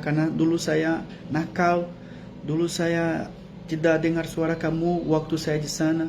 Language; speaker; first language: Indonesian; non-native, learner; Portuguese